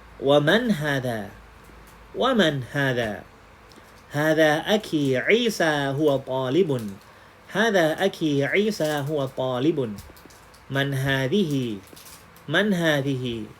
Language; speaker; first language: Arabic; non-native, fluent; Thai